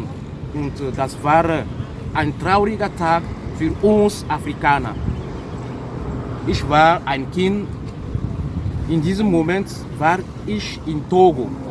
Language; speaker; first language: German; non-native, fluent; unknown